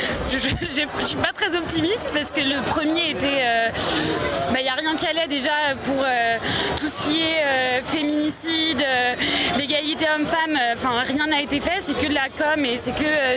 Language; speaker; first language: French; native; French